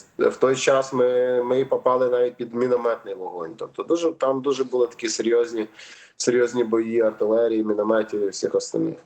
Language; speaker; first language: Ukrainian; native; Ukrainian